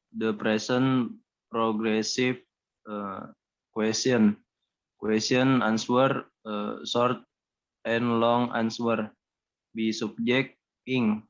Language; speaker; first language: English; non-native, learner; Indonesian